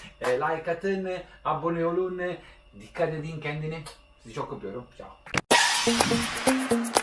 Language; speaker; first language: Turkish; non-native, learner; Italian